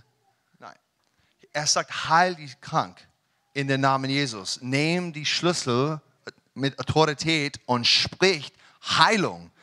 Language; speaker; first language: German; non-native, learner; English